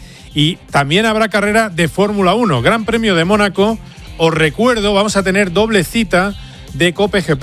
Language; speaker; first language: Spanish; native; Spanish